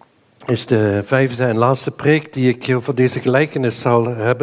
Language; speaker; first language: Dutch; native; Dutch